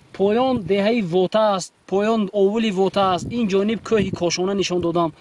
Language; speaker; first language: Tajik; native; Tajik